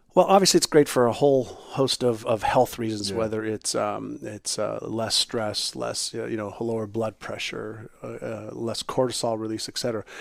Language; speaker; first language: English; non-native, fluent; Hebrew